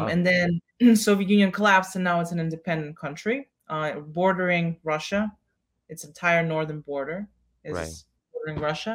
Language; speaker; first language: English; non-native, fluent; Russian